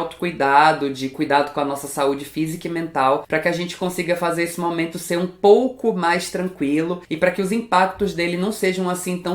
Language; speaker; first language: Portuguese; native; Portuguese